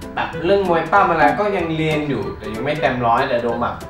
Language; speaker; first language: Thai; early bilingual, heritage; English